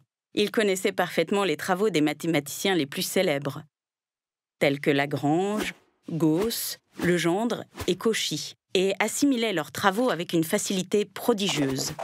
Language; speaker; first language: French; native; French